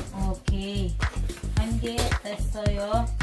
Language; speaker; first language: Korean; non-native, learner; Filipino